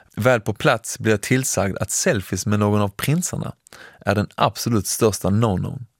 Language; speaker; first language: Swedish; early bilingual, other home language; Persian